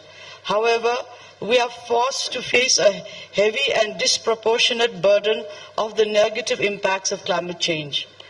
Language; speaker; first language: English; non-native, fluent; Nepali